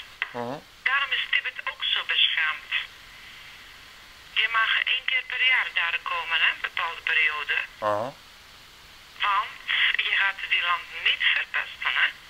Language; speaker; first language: Dutch; non-native, learner; Serbian